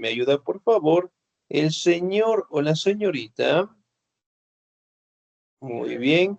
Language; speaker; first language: Spanish; native; Spanish